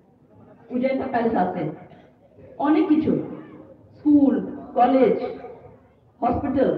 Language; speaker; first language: Bangla; non-native, local second language; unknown